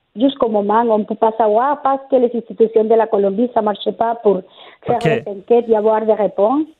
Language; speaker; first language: French; non-native, fluent; Spanish